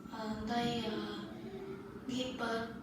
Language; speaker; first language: English; non-native, learner; Vietnamese